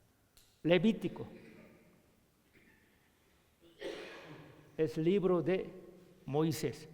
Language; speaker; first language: Spanish; non-native, learner; Korean